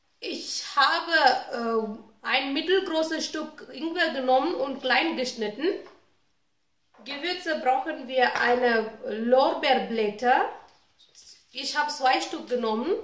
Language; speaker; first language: German; non-native, learner; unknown